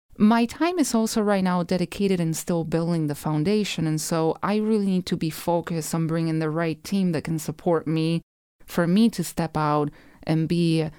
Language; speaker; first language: English; non-native, fluent; Spanish